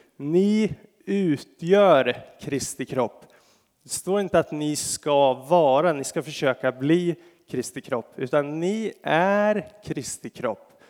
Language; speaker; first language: Swedish; native; Swedish